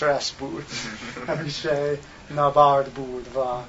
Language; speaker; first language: Persian; non-native, learner; English